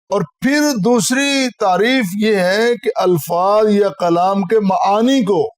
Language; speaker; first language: Urdu; non-native, local second language; Punjabi